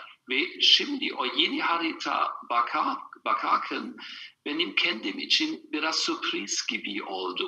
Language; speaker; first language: Turkish; non-native, learner; German